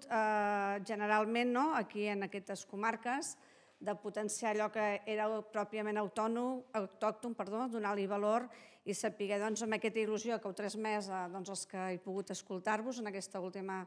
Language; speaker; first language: Catalan; native; Catalan